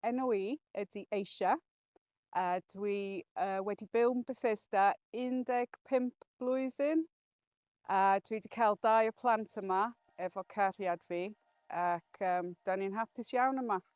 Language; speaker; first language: Welsh; non-native, learner; English